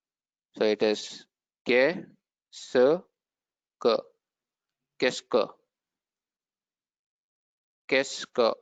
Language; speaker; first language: French; non-native, learner; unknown